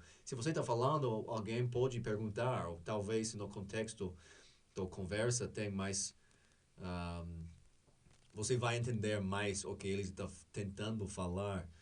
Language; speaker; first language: Portuguese; non-native, fluent; English